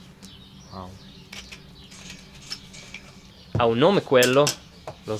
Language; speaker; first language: Italian; non-native, fluent; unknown